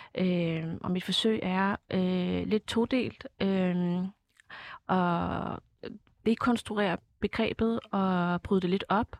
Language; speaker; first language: Danish; early bilingual, other home language; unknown